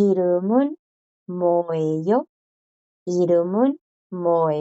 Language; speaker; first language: Korean; non-native, fluent; Spanish